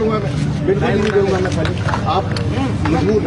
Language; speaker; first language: Urdu; native; Urdu